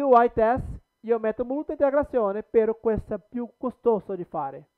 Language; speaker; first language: Italian; non-native, learner; Portuguese